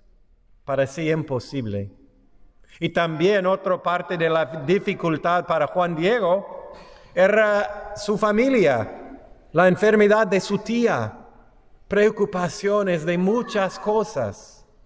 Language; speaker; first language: Spanish; non-native, fluent; English